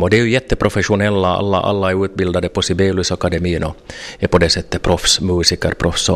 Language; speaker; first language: Swedish; native; Swedish